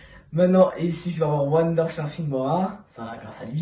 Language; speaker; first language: French; native; French